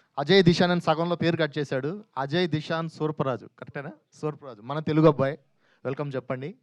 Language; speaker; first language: Telugu; native; Telugu